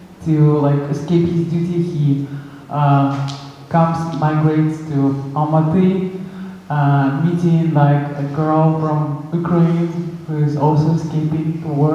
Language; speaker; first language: English; non-native, fluent; Russian